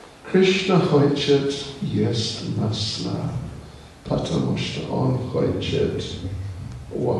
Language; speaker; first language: Russian; non-native, learner; English